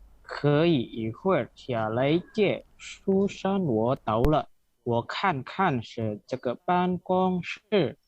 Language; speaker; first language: Chinese; non-native, learner; Indonesian